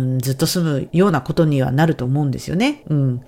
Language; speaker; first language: Japanese; native; Japanese